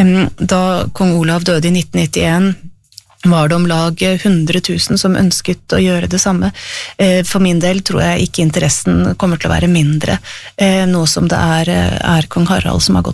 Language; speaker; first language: Norwegian; native; Norwegian